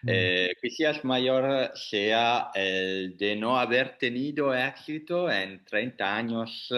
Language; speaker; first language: Spanish; non-native, learner; Italian